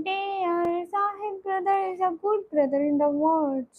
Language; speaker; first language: English; non-native, learner; Punjabi